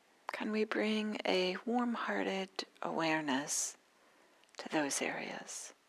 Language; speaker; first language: English; native; English